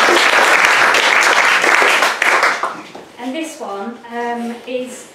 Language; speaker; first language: English; native; English